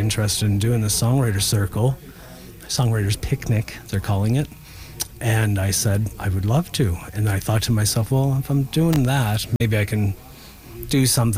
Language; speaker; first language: English; native; English